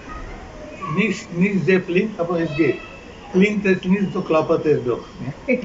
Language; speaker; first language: German; non-native, fluent; Marathi